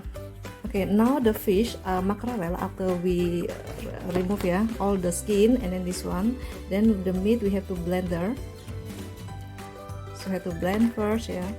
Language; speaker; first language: English; non-native, learner; Indonesian